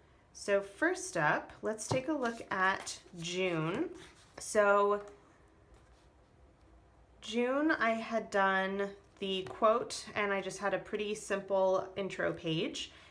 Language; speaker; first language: English; native; English